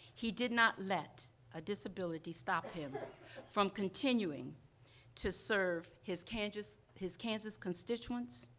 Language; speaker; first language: English; non-native, fluent; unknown